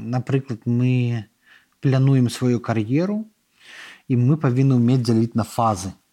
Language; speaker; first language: Belarusian; native; Belarusian